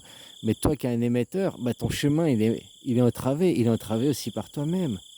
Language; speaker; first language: French; native; French